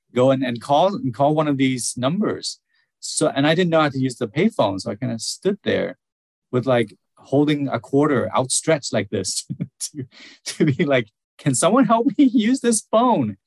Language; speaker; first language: English; early bilingual, other home language; Vietnamese